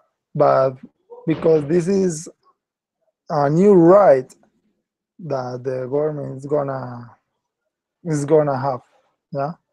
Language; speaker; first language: English; non-native, learner; Spanish